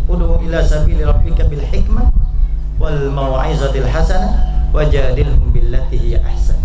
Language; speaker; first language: Malay; native; Malay